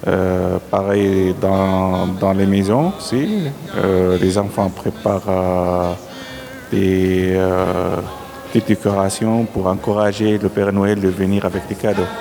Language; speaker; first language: French; non-native, fluent; Arabic